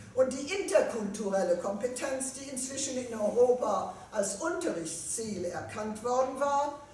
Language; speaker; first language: German; non-native, fluent; French